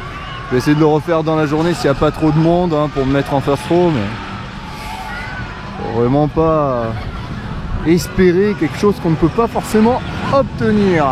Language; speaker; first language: French; native; French